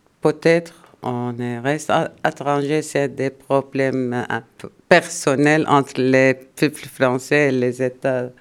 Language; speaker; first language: French; non-native, learner; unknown